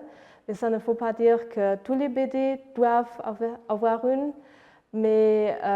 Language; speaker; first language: French; non-native, fluent; Luxembourgish